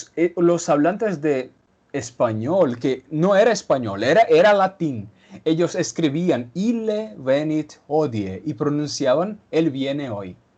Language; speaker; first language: Spanish; non-native, fluent; Portuguese